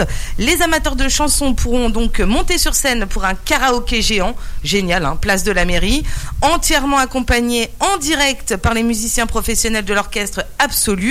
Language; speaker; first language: French; native; French